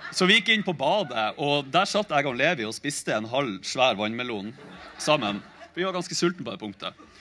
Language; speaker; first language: Norwegian; native; Norwegian